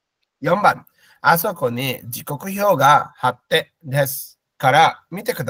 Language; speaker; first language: Japanese; non-native, fluent; Bangla